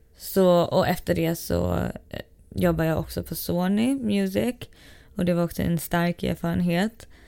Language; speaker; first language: Swedish; native; Swedish